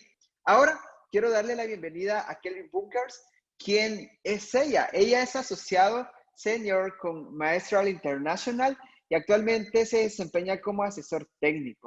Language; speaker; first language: Spanish; native; Spanish